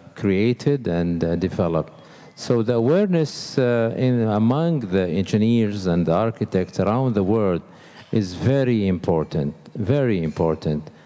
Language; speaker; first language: English; non-native, fluent; Arabic